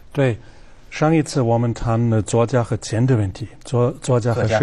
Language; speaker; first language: Chinese; non-native, fluent; German